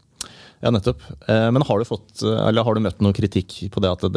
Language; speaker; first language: Norwegian; native; Norwegian